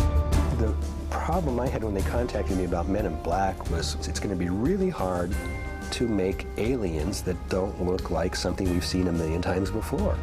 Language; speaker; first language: English; native; English